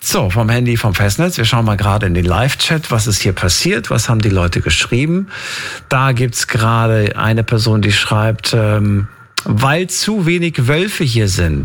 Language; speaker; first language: German; native; German